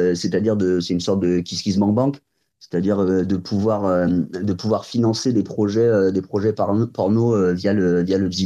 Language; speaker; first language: French; native; French